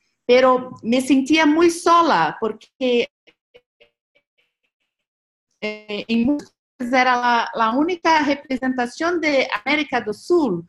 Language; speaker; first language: Spanish; non-native, learner; Portuguese